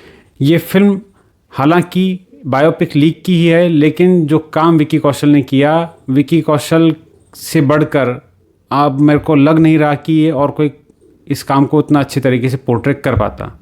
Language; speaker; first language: Hindi; native; Hindi